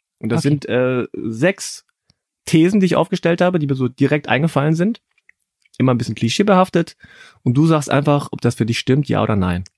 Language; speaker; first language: German; native; German